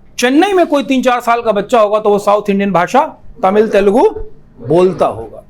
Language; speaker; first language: Hindi; native; Hindi